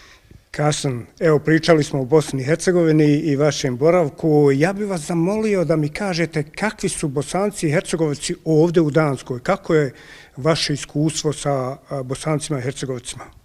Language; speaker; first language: Bosnian; native; Bosnian